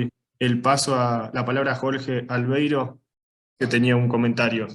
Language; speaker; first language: Spanish; native; Spanish